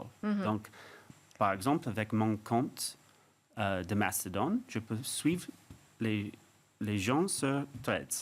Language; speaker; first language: French; non-native, fluent; English